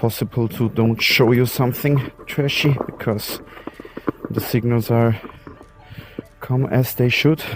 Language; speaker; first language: English; non-native, learner; German